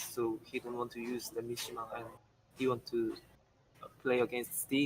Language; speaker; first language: English; non-native, learner; Korean